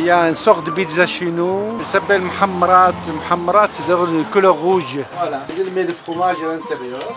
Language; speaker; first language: French; non-native, fluent; Arabic